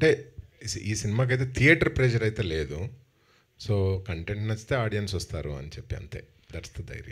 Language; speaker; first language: Telugu; native; Telugu